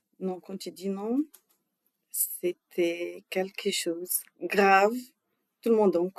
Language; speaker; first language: French; non-native, learner; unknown